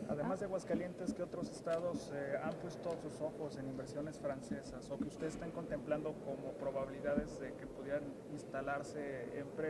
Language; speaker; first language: Spanish; native; Spanish